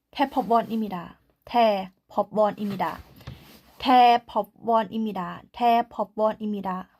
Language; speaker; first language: Korean; non-native, learner; Thai